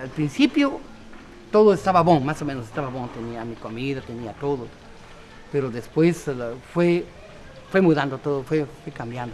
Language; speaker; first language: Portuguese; non-native, learner; Spanish